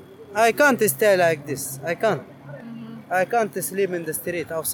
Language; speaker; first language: English; non-native, learner; Arabic